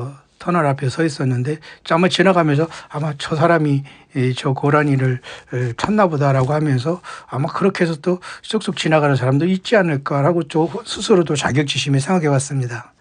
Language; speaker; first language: Korean; native; Korean